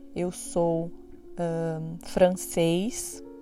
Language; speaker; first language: French; non-native, fluent; Portuguese